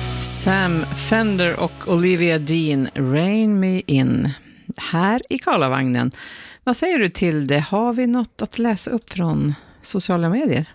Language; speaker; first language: Swedish; native; Swedish